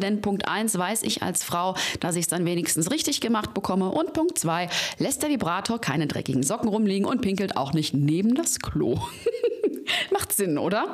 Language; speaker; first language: German; native; German